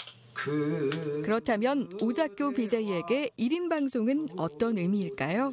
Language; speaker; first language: Korean; native; Korean